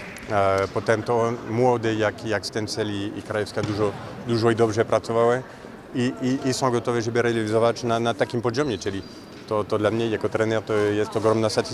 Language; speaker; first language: Polish; non-native, fluent; French